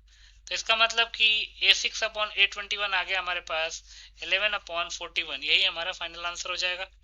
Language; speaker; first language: Hindi; native; Hindi